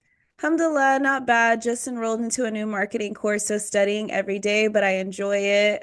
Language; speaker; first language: English; native; English